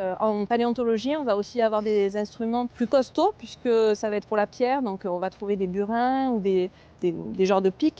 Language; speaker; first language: French; native; French